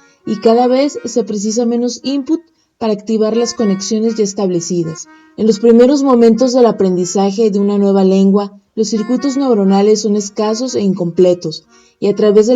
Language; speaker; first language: Spanish; native; Spanish